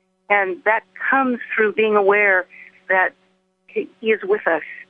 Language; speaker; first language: English; native; English